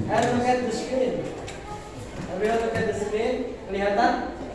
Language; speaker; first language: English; non-native, learner; Indonesian